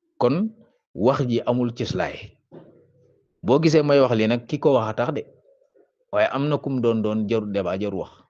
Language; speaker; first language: Wolof; non-native, local second language; Serer